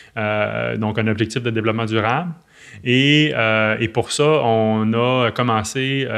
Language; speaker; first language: French; native; French